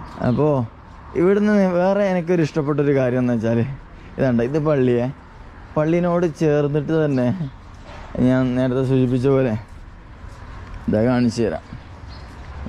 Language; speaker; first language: Malayalam; native; Malayalam